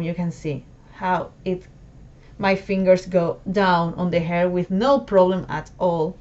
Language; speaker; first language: English; non-native, fluent; Spanish